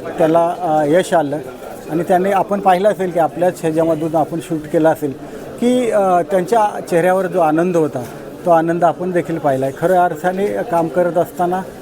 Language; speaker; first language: Marathi; native; Marathi